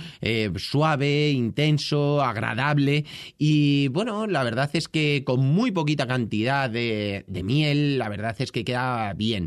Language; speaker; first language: Spanish; native; Spanish